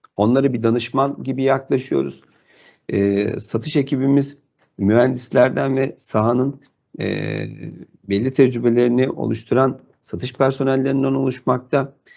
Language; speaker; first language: Turkish; native; Turkish